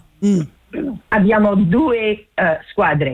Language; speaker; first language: Italian; non-native, learner; English